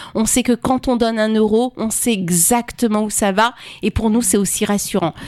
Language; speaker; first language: French; native; French